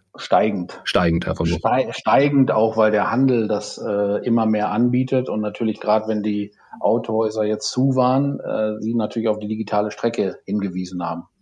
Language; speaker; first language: German; native; German